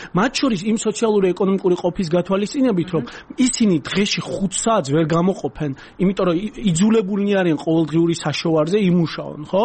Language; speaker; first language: Georgian; non-native, local second language; Azerbaijani